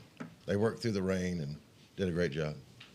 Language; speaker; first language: English; native; English